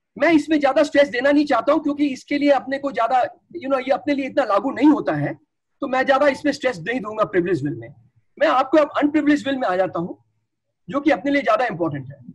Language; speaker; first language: Hindi; non-native, local second language; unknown